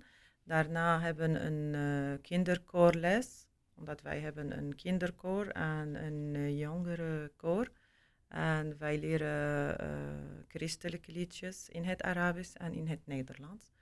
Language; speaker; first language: Dutch; non-native, learner; Arabic